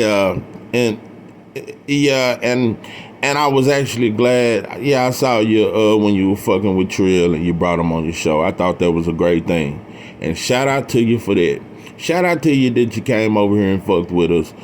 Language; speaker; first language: English; native; English